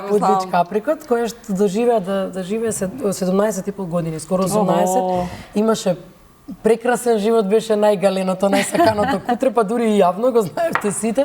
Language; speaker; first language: Macedonian; native; Macedonian